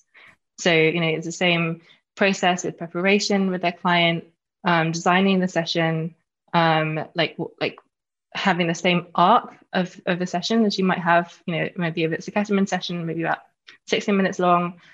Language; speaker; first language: English; native; English